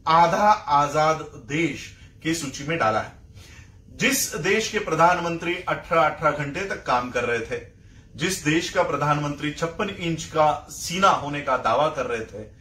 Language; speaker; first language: Hindi; non-native, local second language; Marathi